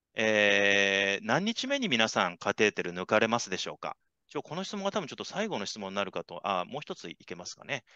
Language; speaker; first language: Japanese; native; Japanese